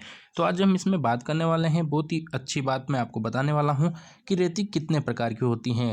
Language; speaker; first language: Hindi; native; Hindi